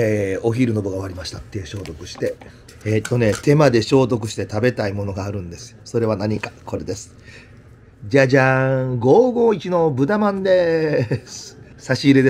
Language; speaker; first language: Japanese; native; Japanese